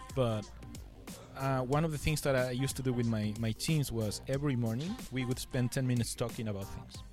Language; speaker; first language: English; non-native, fluent; Spanish